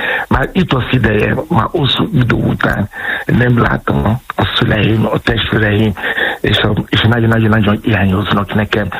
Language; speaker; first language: Hungarian; non-native, fluent; Yoruba